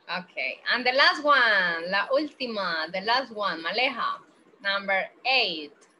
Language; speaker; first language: English; non-native, fluent; Spanish